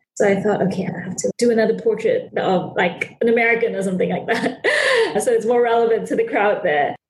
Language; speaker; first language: English; non-native, local second language; Chinese